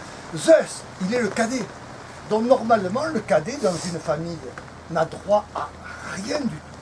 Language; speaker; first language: French; native; French